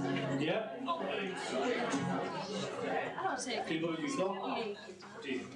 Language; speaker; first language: Welsh; native; Welsh